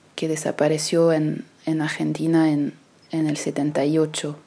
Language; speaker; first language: Spanish; early bilingual, other home language; French